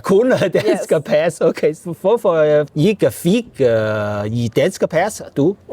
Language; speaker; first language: Danish; non-native, learner; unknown